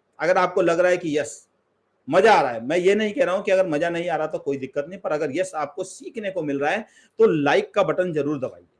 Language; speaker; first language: Hindi; native; Hindi